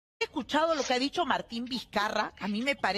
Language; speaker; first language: Spanish; native; Spanish